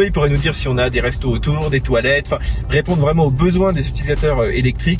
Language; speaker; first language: French; native; French